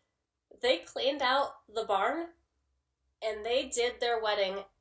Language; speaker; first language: English; native; English